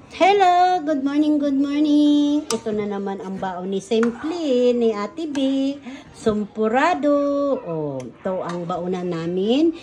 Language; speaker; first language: Filipino; native; Filipino